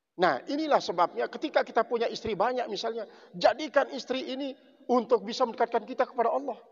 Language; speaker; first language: Indonesian; non-native, local second language; Sasak